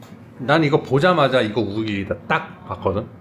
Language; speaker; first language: Korean; native; Korean